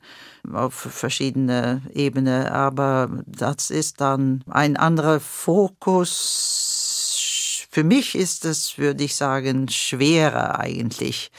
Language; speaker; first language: German; non-native, fluent; Swedish